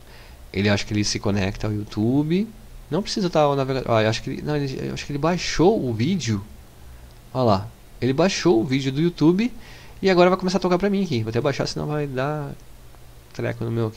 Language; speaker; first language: Portuguese; native; Portuguese